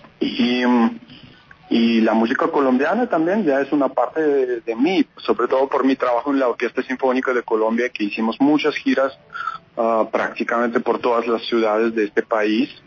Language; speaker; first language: Spanish; non-native, fluent; Russian